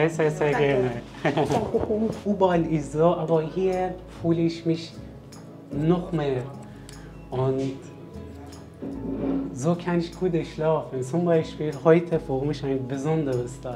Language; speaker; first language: German; non-native, learner; Persian